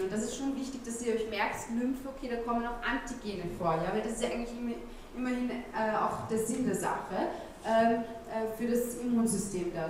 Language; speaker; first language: German; native; German